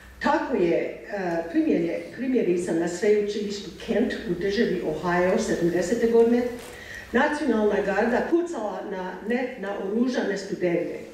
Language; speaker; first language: Croatian; non-native, fluent; English